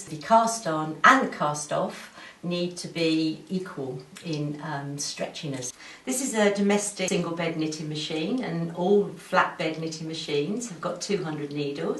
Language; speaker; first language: English; native; English